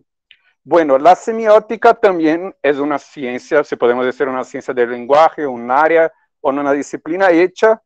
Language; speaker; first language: Spanish; non-native, fluent; Portuguese